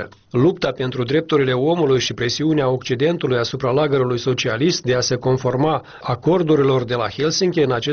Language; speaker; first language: Romanian; native; Romanian